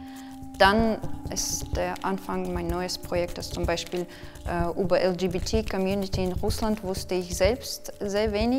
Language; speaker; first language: German; non-native, fluent; Russian